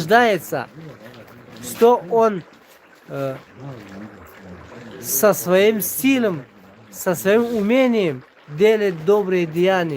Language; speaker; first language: Russian; non-native, local second language; Tajik